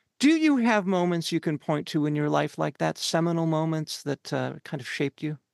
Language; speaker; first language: English; native; English